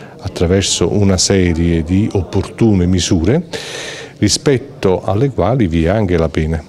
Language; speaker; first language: Italian; native; Italian